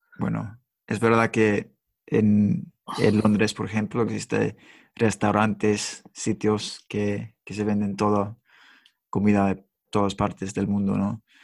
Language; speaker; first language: Spanish; non-native, fluent; English